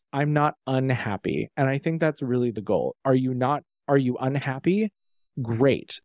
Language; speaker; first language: English; native; English